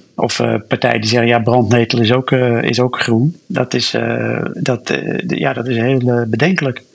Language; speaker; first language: Dutch; native; Dutch